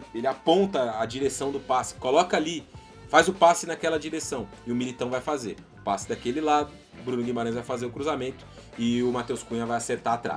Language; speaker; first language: Portuguese; native; Portuguese